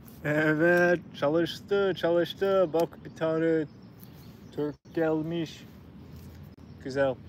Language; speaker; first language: Turkish; non-native, learner; English